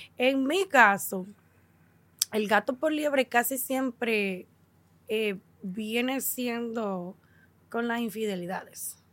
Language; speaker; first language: Spanish; early bilingual, heritage; Spanish